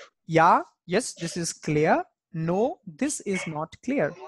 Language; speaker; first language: English; non-native, local second language; Hindi